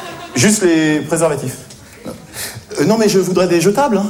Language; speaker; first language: French; native; French